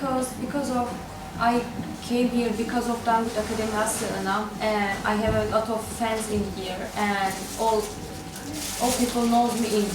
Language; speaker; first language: English; non-native, learner; Turkish